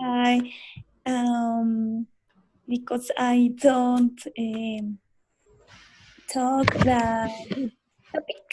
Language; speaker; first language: English; non-native, learner; Spanish